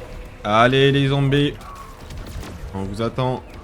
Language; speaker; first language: French; native; French